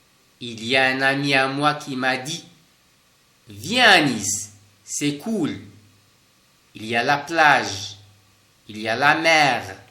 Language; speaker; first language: French; non-native, fluent; Spanish